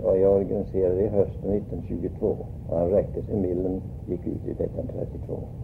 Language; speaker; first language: Swedish; early bilingual, heritage; Swedish